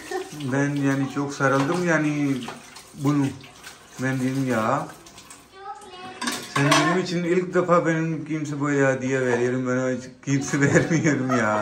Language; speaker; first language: Turkish; non-native, learner; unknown